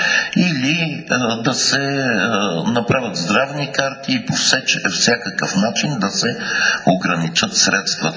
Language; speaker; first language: Bulgarian; native; Bulgarian